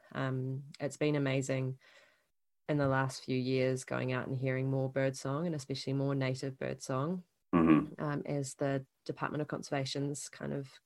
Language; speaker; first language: English; native; English